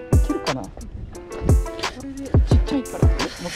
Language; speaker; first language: Japanese; native; Japanese